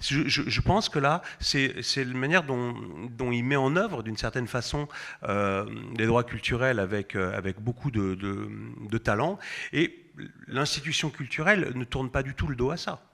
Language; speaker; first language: French; native; French